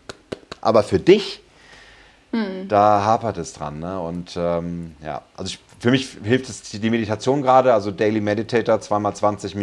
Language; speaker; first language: German; native; German